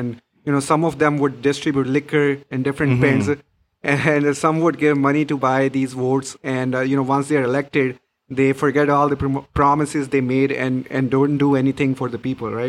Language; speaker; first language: English; non-native, local second language; Punjabi